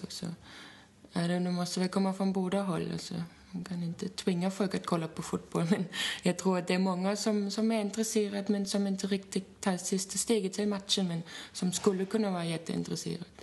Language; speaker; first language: Swedish; non-native, fluent; German